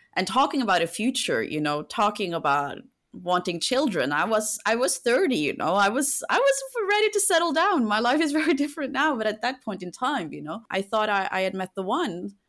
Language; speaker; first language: English; non-native, fluent; Norwegian